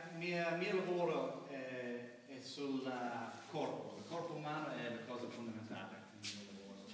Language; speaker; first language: Italian; non-native, learner; English